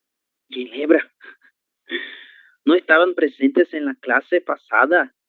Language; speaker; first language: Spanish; non-native, fluent; Portuguese